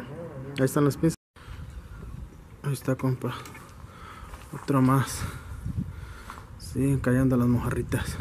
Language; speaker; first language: Spanish; native; Spanish